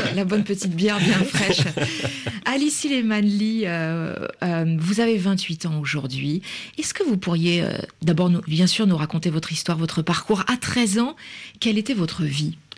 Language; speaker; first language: French; native; French